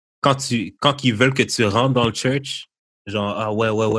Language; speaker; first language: French; native; French